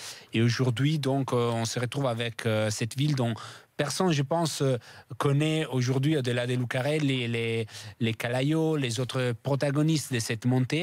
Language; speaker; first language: French; non-native, fluent; Italian